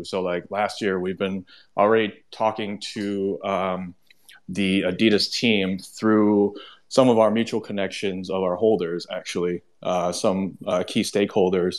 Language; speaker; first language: English; non-native, local second language; Cantonese